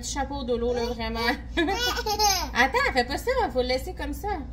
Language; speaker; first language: French; native; French